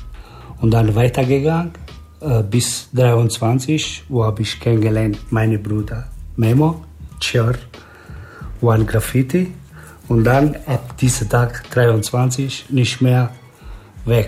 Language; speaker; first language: German; non-native, learner; Italian